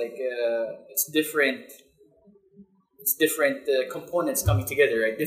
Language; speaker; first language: English; non-native, local second language; Hiligaynon